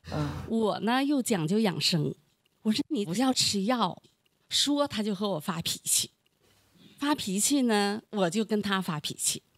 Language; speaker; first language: Chinese; native; Chinese